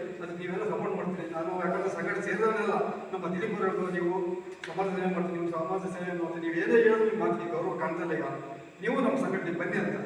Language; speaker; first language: Kannada; non-native, local second language; Malayalam